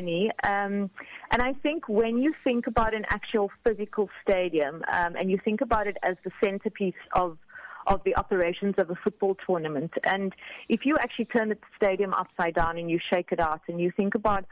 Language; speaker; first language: English; native; English